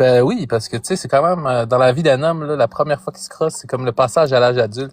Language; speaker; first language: French; native; French